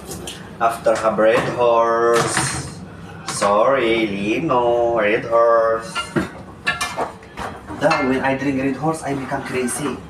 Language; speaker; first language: English; non-native, learner; Arabic